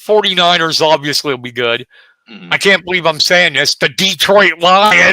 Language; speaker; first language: English; native; English